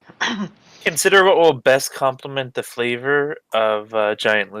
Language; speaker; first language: English; native; English